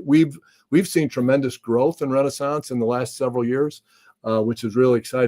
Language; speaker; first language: English; native; English